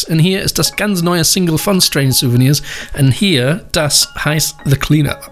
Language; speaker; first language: German; non-native, learner; English